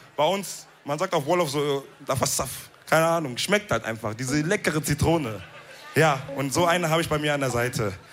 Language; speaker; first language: German; early bilingual, other home language; Wolof